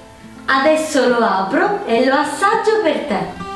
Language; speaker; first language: Italian; native; Italian